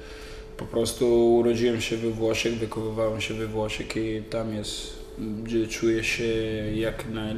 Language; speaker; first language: Polish; non-native, learner; Italian